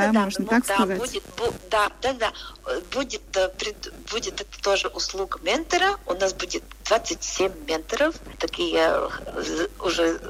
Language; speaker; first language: Russian; non-native, local second language; Latvian